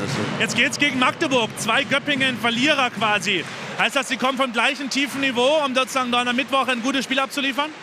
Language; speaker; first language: German; native; German